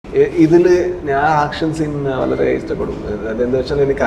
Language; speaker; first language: Malayalam; non-native, learner; Kannada